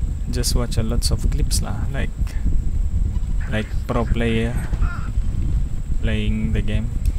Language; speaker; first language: English; non-native, local second language; Malay